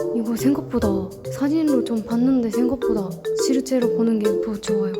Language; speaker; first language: Korean; non-native, learner; Japanese